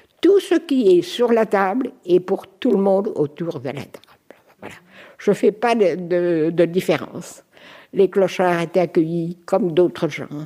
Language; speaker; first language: French; native; French